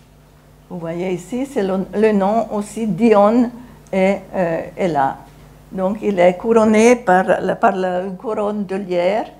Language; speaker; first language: French; non-native, fluent; Italian